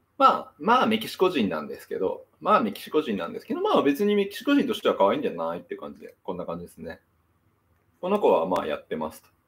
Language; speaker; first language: Japanese; native; Japanese